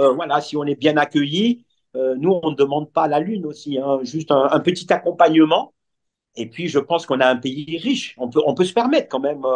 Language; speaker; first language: French; non-native, local second language; Arabic